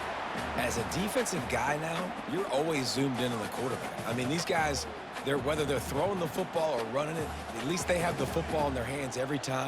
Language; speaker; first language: English; native; English